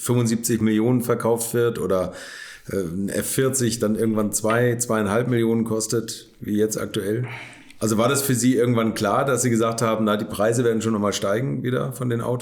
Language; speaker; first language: German; native; German